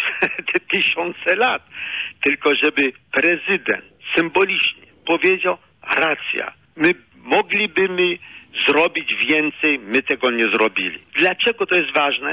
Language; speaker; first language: Polish; early bilingual, heritage; Polish